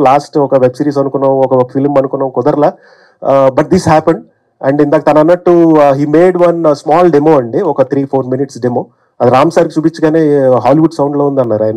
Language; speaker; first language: Telugu; native; Telugu